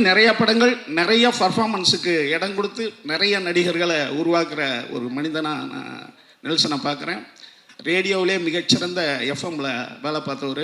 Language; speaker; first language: Tamil; native; Tamil